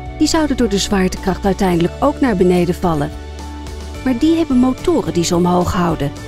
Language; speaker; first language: Dutch; non-native, fluent; English